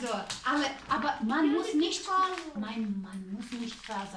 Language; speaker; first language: German; non-native, fluent; Ukrainian